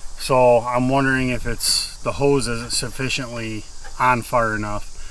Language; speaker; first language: English; native; English